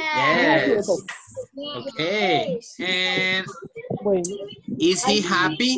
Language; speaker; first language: English; non-native, fluent; Spanish